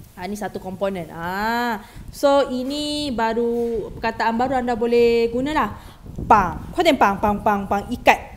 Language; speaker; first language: Malay; native; Malay